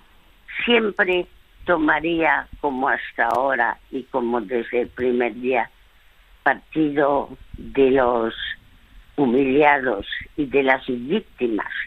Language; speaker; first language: Spanish; early bilingual, other home language; French